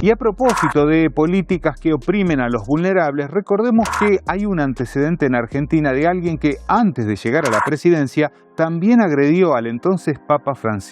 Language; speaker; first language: Spanish; native; Spanish